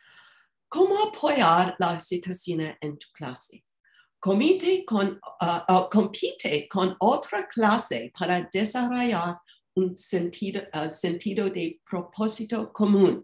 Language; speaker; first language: Spanish; non-native, fluent; English